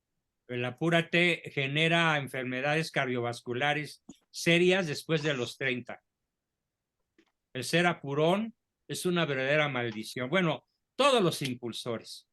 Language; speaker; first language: Spanish; native; Spanish